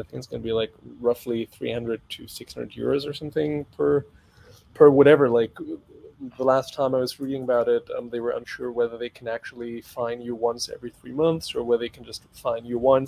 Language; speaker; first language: English; non-native, fluent; German